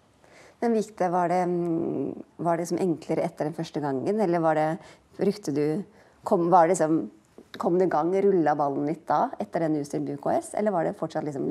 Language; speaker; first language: Norwegian; native; Norwegian